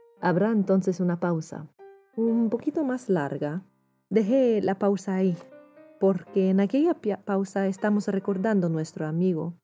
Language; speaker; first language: Spanish; non-native, fluent; English